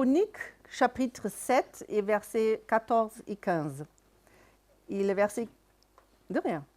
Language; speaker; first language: French; non-native, fluent; German